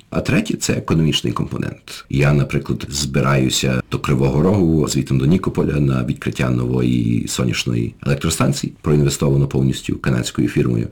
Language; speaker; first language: Ukrainian; early bilingual, heritage; Ukrainian